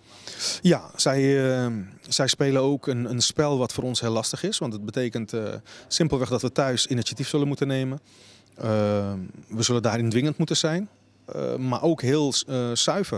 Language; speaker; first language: Dutch; native; Dutch